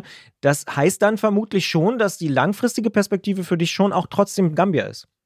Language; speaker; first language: German; native; German